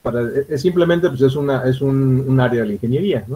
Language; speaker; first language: Spanish; native; Spanish